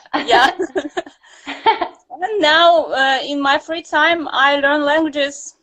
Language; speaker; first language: English; non-native, fluent; Russian